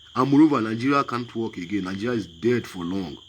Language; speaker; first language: English; non-native, local second language; Yoruba